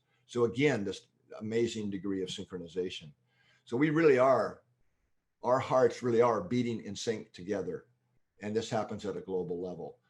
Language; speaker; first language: English; native; English